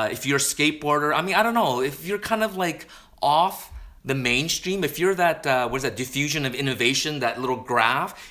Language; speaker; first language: English; native; English